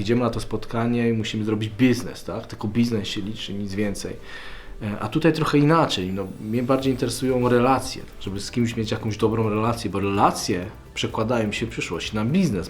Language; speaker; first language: Polish; native; Polish